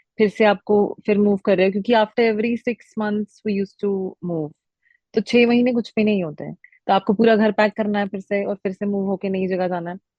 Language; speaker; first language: Hindi; native; Hindi